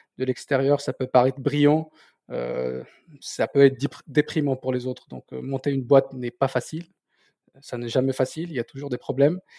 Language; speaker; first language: French; non-native, local second language; Berber languages